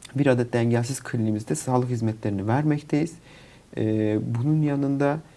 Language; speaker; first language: Turkish; native; Turkish